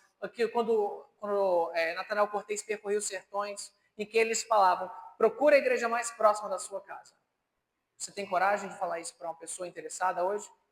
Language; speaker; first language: Portuguese; native; Portuguese